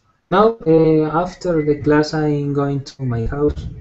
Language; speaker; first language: English; non-native, learner; Spanish